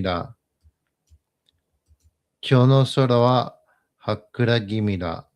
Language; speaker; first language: Japanese; non-native, learner; English